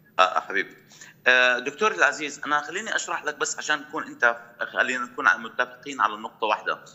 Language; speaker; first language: Arabic; native; Arabic